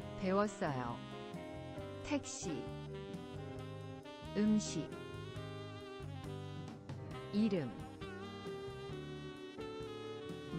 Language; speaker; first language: Korean; non-native, learner; English